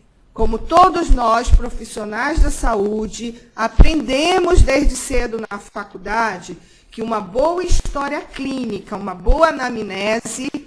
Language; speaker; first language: Portuguese; native; Portuguese